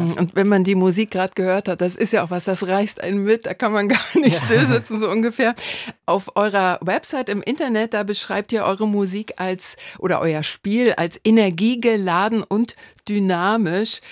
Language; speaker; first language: German; native; German